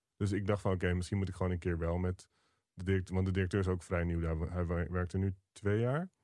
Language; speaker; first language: Dutch; native; Dutch